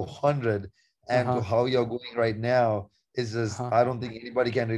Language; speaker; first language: English; non-native, local second language; Sinhala